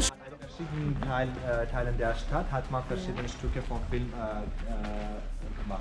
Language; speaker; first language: German; non-native, fluent; Armenian